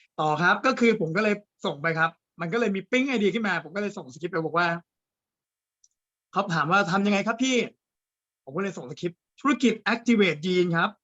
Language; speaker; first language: Thai; native; Thai